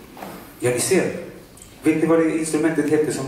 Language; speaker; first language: Swedish; non-native, fluent; Spanish